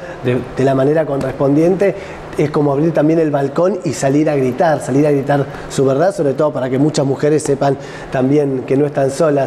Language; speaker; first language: Spanish; native; Spanish